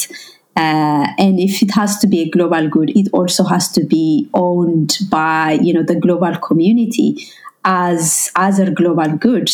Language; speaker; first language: English; non-native, fluent; Amharic